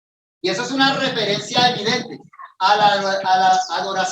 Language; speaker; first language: Spanish; native; Spanish